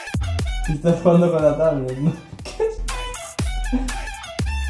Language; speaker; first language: Spanish; native; Spanish